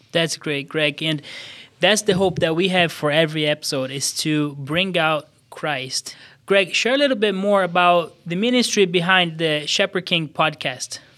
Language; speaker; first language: English; non-native, fluent; Portuguese